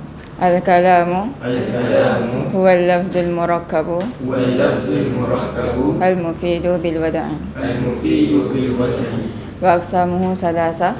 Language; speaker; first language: Arabic; non-native, learner; Malay